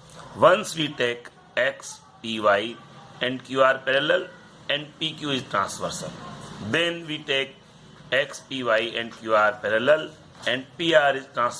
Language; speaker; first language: English; non-native, local second language; Hindi